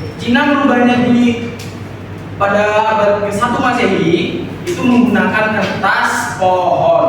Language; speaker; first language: Indonesian; native; Indonesian